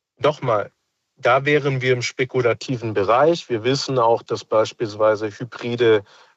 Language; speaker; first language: German; native; German